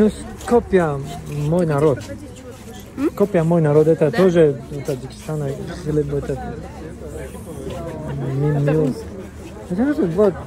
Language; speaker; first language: Russian; non-native, learner; Tajik